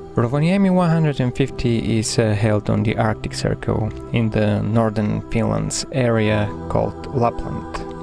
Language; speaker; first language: English; non-native, fluent; Bulgarian